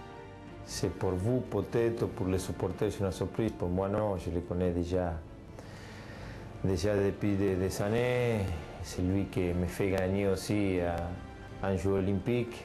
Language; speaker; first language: French; non-native, fluent; Spanish